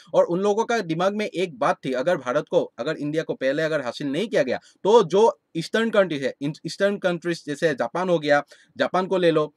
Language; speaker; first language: Hindi; non-native, local second language; Assamese